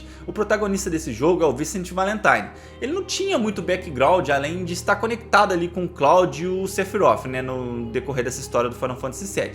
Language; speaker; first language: Portuguese; native; Portuguese